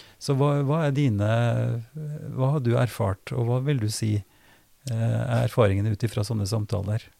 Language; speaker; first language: Norwegian; native; Norwegian